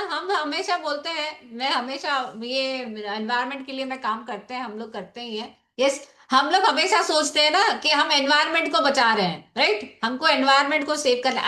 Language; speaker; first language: Hindi; native; Hindi